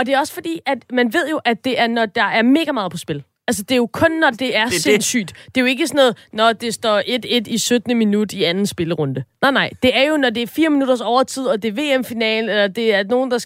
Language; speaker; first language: Danish; native; Danish